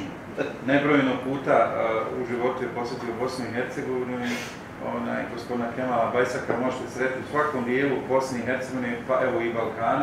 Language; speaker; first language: Croatian; native; Croatian